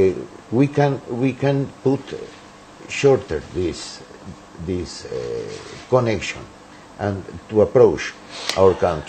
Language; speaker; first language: English; non-native, learner; Spanish